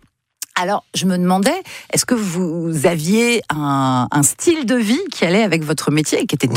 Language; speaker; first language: French; native; French